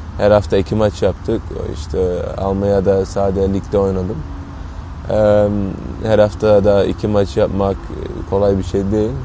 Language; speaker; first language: Turkish; early bilingual, heritage; Turkish